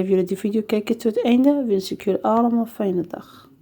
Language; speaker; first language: Dutch; non-native, learner; Arabic